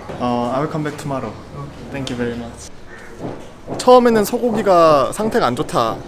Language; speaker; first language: English; non-native, learner; Korean